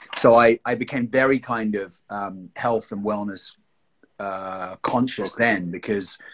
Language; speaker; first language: English; native; English